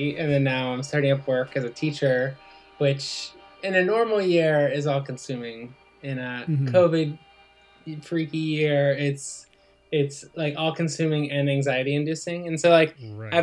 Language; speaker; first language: English; native; English